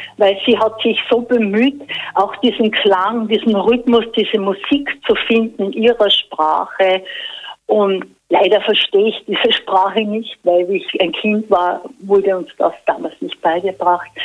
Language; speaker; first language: German; native; German